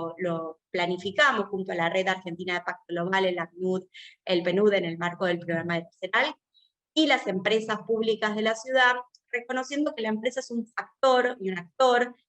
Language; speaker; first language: Spanish; native; Spanish